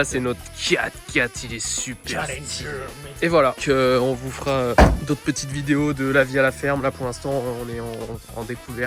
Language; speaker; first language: French; native; French